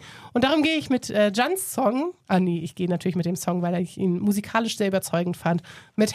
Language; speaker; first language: German; native; German